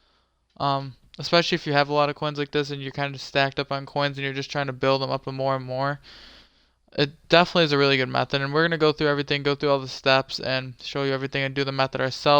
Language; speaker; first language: English; native; English